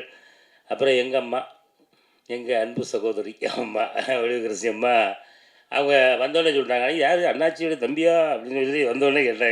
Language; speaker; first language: Tamil; native; Tamil